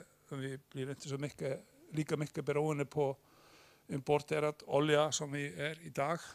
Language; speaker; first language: Swedish; non-native, fluent; Icelandic